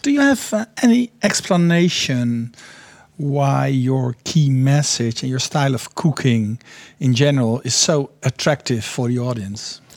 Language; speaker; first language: English; non-native, fluent; Dutch